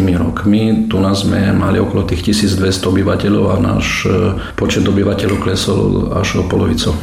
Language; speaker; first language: Slovak; early bilingual, heritage; Slovak